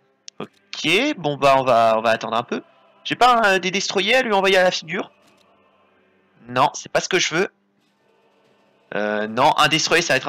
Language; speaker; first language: French; native; French